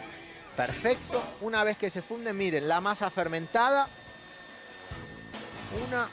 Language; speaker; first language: Spanish; native; Spanish